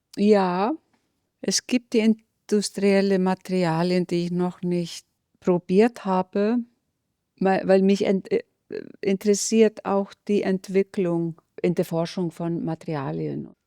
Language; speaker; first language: German; non-native, fluent; Icelandic